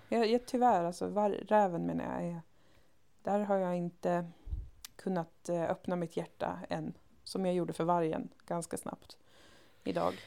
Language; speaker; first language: Swedish; native; Swedish